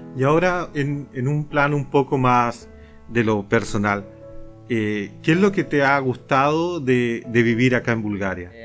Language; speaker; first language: Spanish; native; Spanish